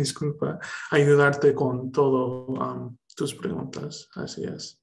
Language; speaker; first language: Spanish; early bilingual, heritage; Spanish